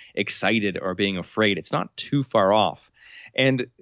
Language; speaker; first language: English; native; English